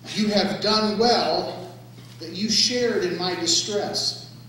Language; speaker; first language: English; native; English